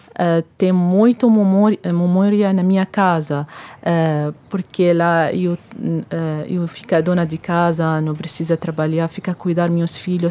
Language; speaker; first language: Portuguese; non-native, learner; Arabic